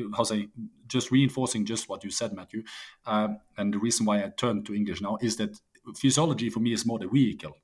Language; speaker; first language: English; non-native, fluent; Norwegian